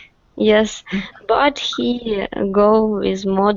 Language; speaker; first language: English; non-native, learner; Russian